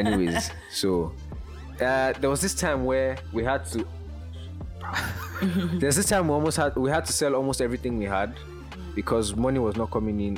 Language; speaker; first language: English; non-native, local second language; Yoruba